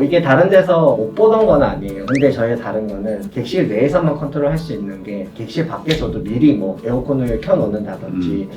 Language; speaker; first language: Korean; native; Korean